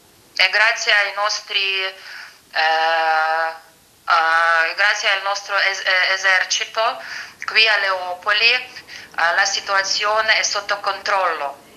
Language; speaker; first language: Italian; non-native, fluent; Ukrainian